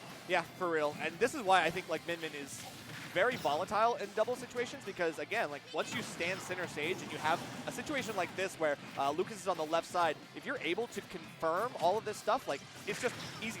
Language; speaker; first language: English; native; English